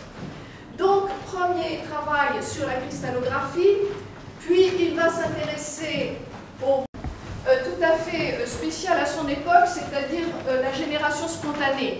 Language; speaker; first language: French; native; French